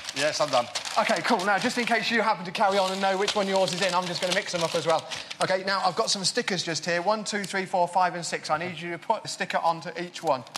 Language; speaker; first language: English; native; English